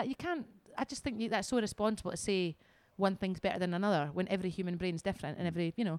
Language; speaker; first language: English; native; English